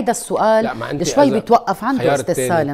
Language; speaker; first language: Arabic; native; Arabic